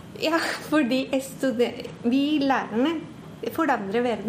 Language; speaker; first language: Norwegian; non-native, fluent; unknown